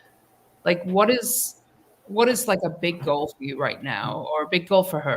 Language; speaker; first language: English; native; English